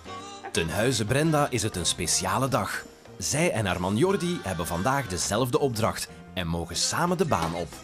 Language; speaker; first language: Dutch; native; Dutch